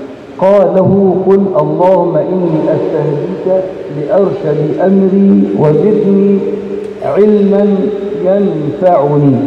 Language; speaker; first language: Arabic; native; Arabic